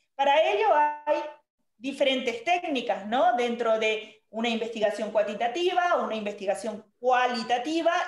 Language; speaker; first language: Spanish; native; Spanish